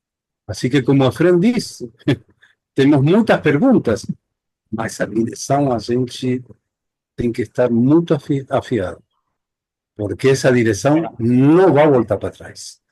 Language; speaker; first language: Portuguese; non-native, fluent; Spanish